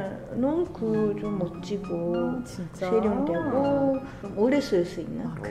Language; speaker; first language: Korean; non-native, fluent; Japanese